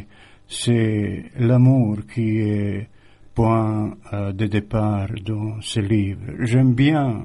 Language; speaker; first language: French; non-native, fluent; Croatian